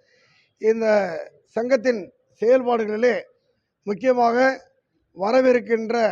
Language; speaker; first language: Tamil; native; Tamil